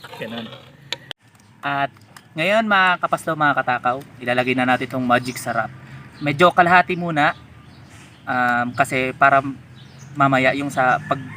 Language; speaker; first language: Filipino; non-native, local second language; Bikol